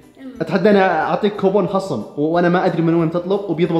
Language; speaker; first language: Arabic; native; Arabic